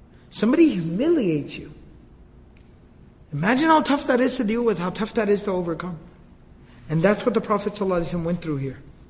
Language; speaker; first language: English; native; English